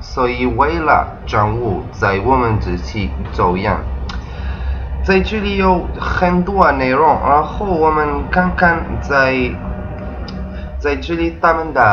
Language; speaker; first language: Chinese; non-native, learner; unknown